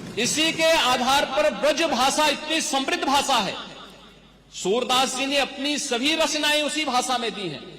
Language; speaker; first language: Hindi; native; Hindi